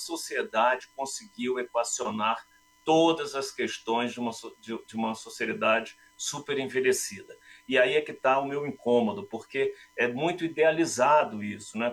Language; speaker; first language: Portuguese; native; Portuguese